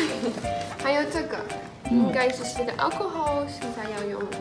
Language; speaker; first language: Chinese; non-native, learner; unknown